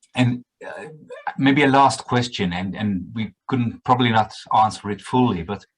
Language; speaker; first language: English; non-native, fluent; Norwegian